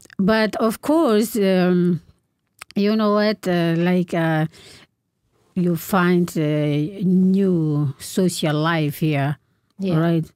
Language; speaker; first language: English; non-native, learner; Indonesian